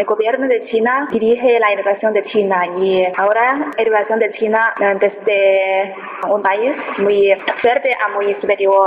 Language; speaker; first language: Spanish; non-native, learner; Chinese